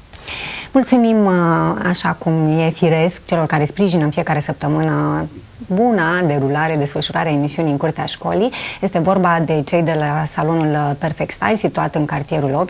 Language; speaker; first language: Romanian; native; Romanian